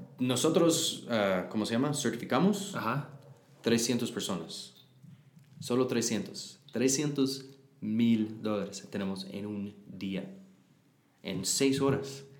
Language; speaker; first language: Spanish; non-native, learner; English